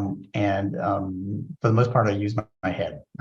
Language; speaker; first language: English; native; English